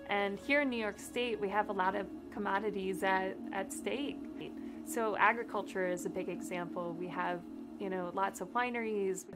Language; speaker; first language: English; native; English